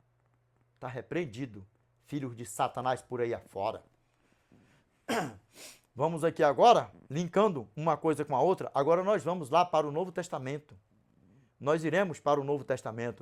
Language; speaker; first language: Portuguese; native; Portuguese